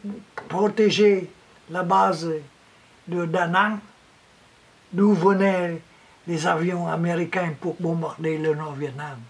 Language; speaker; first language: French; non-native, local second language; Vietnamese